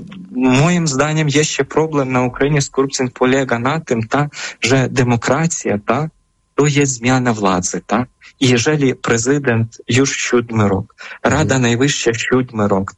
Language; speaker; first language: Polish; non-native, fluent; Ukrainian